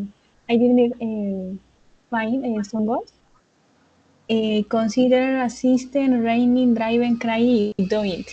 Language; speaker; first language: English; non-native, learner; Spanish